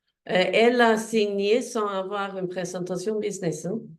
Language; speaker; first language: French; non-native, fluent; Swedish